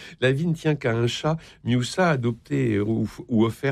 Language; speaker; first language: French; native; French